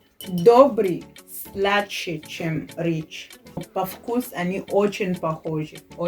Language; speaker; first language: Russian; non-native, fluent; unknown